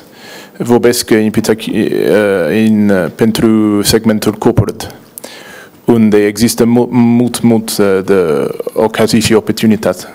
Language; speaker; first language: Romanian; non-native, learner; English